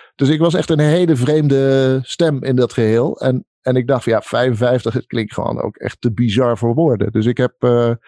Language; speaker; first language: Dutch; native; Dutch